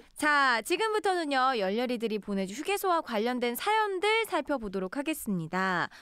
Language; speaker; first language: Korean; native; Korean